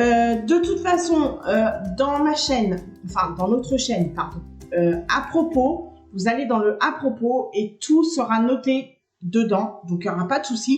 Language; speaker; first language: French; native; French